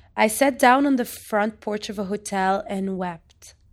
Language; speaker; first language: English; non-native, fluent; Arabic